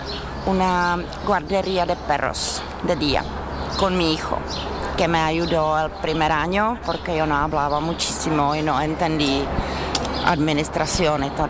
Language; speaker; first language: Spanish; non-native, fluent; Czech